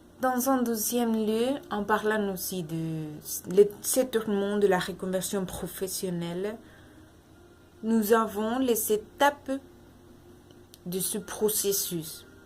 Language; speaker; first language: French; non-native, learner; Spanish